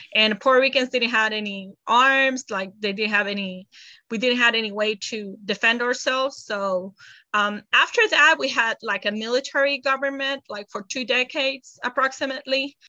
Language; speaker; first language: English; non-native, fluent; Spanish